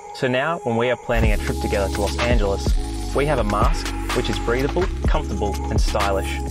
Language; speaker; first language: English; native; English